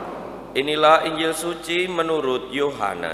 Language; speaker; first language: Indonesian; non-native, local second language; Javanese